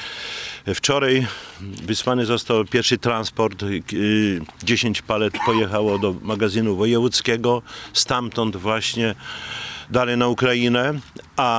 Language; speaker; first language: Polish; native; Polish